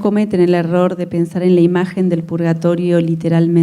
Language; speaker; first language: Spanish; native; Spanish